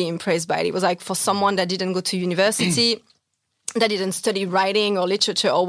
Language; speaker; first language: English; non-native, fluent; French